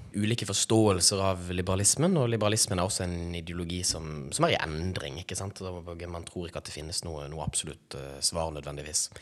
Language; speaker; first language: Norwegian; native; Norwegian